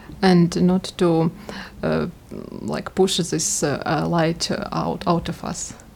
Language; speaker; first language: English; non-native, learner; Latvian